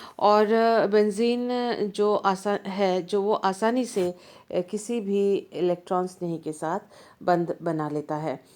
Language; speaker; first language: Hindi; native; Hindi